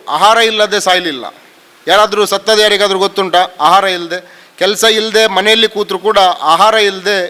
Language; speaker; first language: Kannada; native; Kannada